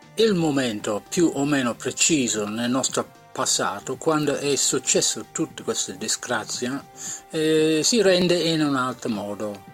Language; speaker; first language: Italian; non-native, fluent; English